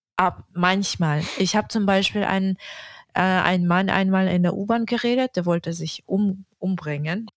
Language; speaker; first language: German; non-native, fluent; Russian